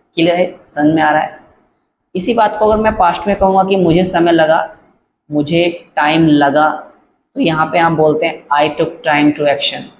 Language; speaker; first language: Hindi; native; Hindi